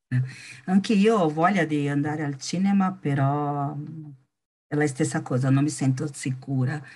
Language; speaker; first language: Italian; non-native, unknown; Portuguese